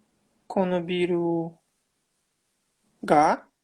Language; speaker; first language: Japanese; non-native, learner; Russian